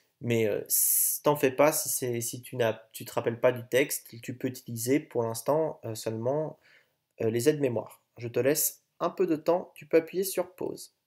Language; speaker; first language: French; native; French